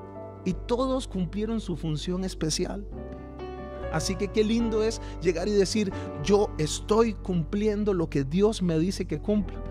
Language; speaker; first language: Spanish; native; Spanish